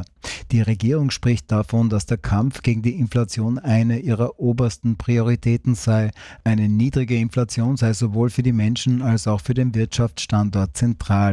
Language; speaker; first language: German; native; German